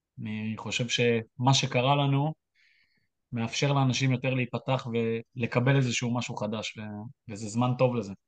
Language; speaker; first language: Hebrew; native; Hebrew